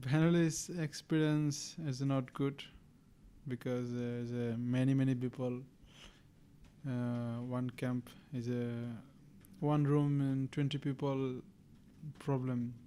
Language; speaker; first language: English; non-native, learner; Bangla